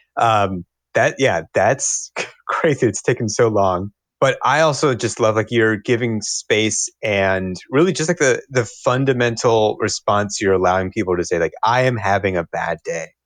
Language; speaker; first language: English; native; English